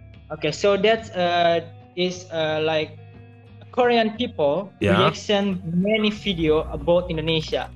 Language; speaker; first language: English; non-native, learner; Indonesian